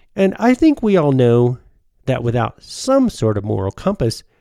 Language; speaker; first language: English; native; English